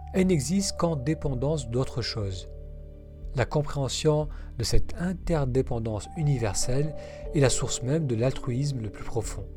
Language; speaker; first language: French; non-native, local second language; Arabic